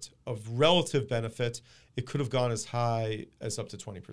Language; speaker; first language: English; native; English